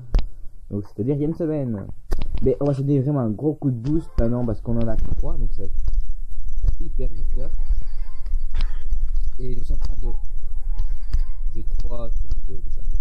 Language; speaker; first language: French; native; French